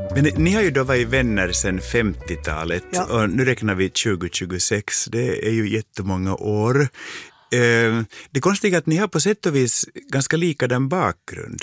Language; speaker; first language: Swedish; native; Swedish